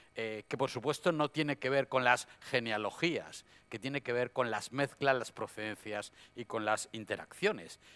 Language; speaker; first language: Spanish; native; Spanish